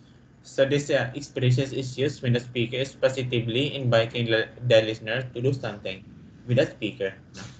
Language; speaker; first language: English; non-native, local second language; Filipino